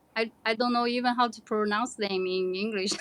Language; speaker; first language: English; non-native, learner; Chinese